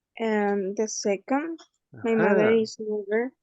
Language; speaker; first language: English; non-native, learner; Spanish